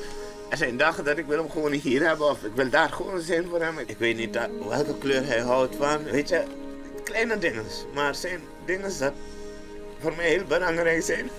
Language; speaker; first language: Dutch; non-native, local second language; Papiamento